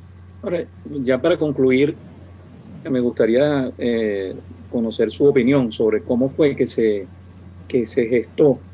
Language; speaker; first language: Spanish; native; Spanish